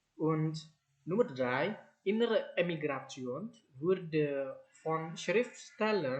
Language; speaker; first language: German; non-native, learner; Indonesian